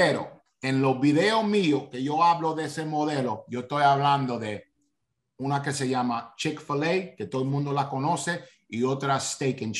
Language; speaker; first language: Spanish; early bilingual, heritage; Spanish